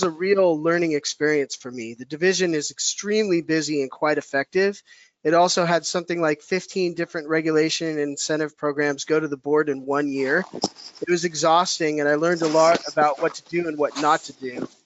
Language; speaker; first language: English; native; English